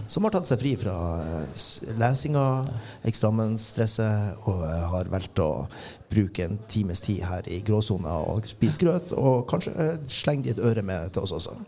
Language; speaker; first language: Norwegian; native; Norwegian